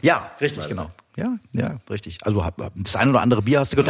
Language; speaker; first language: German; native; German